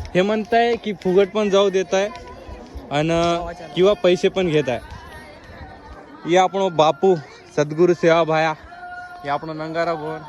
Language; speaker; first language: Marathi; non-native, local second language; Lambadi